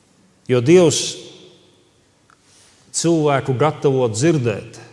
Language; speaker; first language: Latvian; native; Latvian